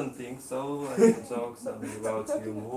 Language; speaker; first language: English; non-native, learner; Russian